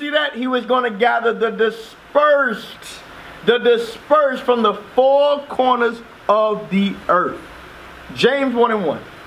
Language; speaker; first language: English; native; English